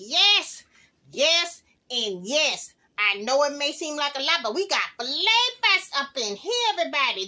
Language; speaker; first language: English; native; English